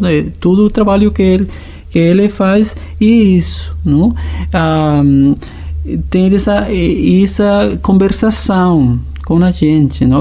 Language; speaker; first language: Portuguese; non-native, fluent; Spanish